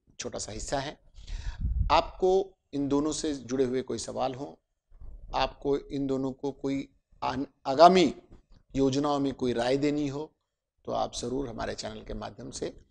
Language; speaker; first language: Hindi; native; Hindi